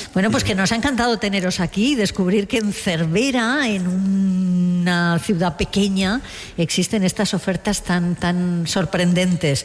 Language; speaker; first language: Spanish; non-native, local second language; Catalan